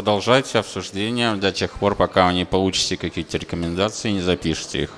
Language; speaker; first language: Russian; native; Russian